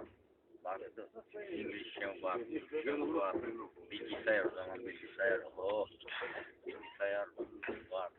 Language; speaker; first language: Turkish; non-native, learner; Kazakh